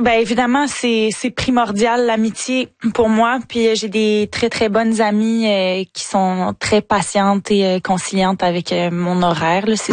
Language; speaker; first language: French; native; French